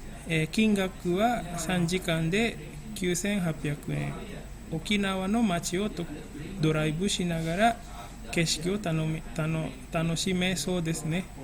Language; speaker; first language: Japanese; non-native, fluent; Indonesian